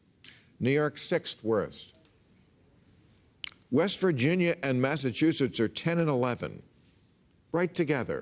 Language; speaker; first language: English; native; English